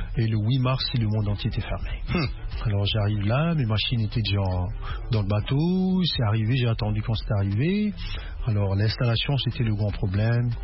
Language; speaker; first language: French; non-native, local second language; Lingala